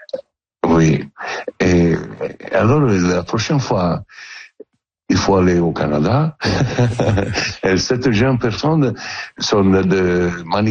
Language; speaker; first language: French; non-native, learner; Italian